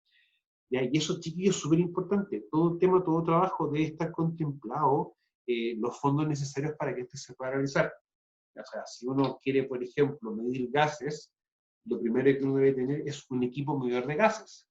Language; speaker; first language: Spanish; native; Spanish